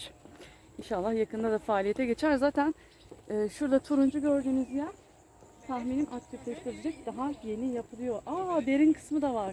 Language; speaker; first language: Turkish; native; Turkish